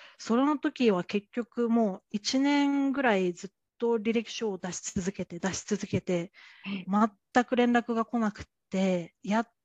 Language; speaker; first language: Japanese; native; Japanese